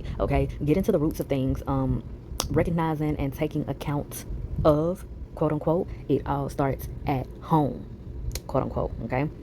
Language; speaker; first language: English; native; English